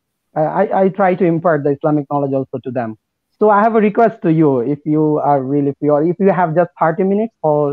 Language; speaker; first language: English; non-native, fluent; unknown